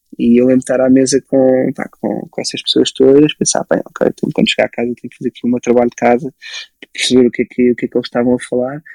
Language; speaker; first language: Portuguese; early bilingual, other home language; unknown